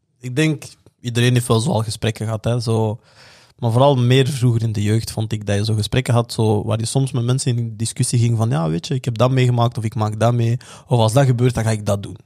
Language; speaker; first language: Dutch; native; Dutch